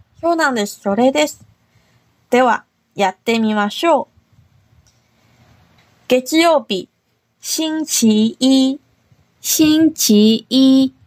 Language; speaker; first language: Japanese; non-native, fluent; Chinese